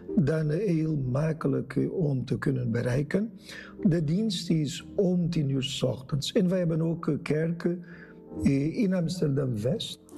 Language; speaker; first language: Dutch; non-native, fluent; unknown